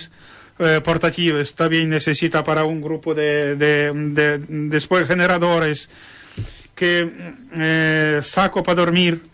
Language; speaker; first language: Spanish; non-native, learner; Ukrainian